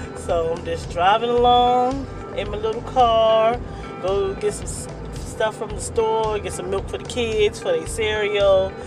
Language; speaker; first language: English; native; English